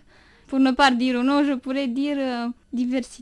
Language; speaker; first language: French; non-native, fluent; Romanian